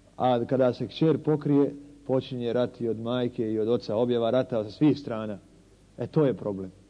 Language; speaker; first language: Bosnian; native; Bosnian